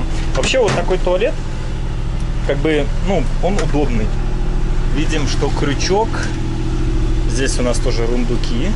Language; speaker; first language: Russian; native; Russian